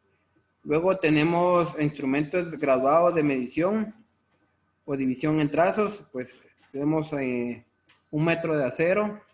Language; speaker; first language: Spanish; native; Spanish